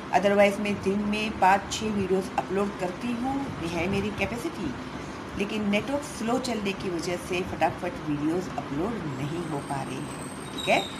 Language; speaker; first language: Hindi; non-native, local second language; Marathi